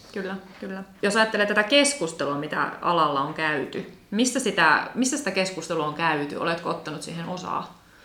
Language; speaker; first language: Finnish; native; Finnish